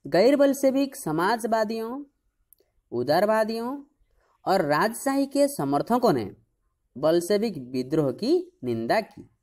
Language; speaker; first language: Hindi; non-native, local second language; Odia